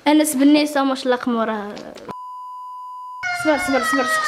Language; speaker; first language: Arabic; native; Arabic